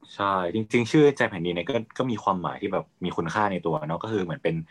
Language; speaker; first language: Thai; native; Thai